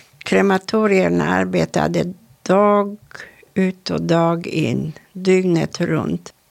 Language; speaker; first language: Swedish; non-native, fluent; Hungarian